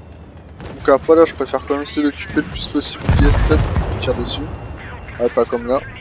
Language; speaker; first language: French; native; French